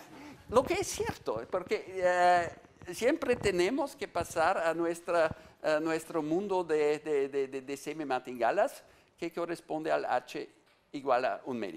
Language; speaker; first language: Spanish; non-native, fluent; German